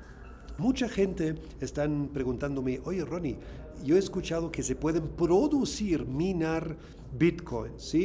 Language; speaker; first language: Spanish; non-native, fluent; German